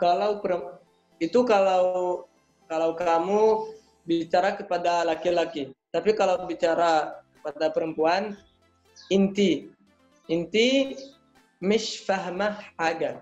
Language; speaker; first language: Indonesian; non-native, learner; Arabic